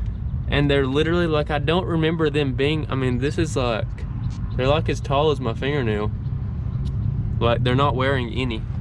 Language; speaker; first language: English; native; English